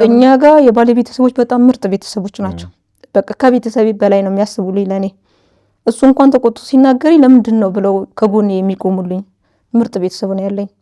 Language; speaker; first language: Amharic; native; Amharic